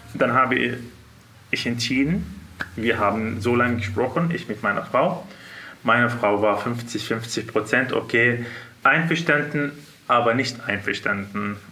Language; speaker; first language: German; non-native, fluent; Arabic